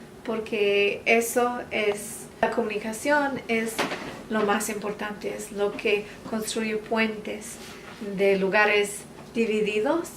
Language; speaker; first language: Spanish; non-native, fluent; English